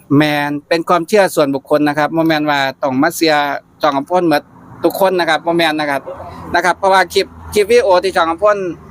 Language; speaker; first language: Thai; native; Thai